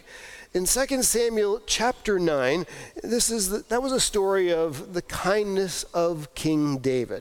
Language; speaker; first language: English; native; English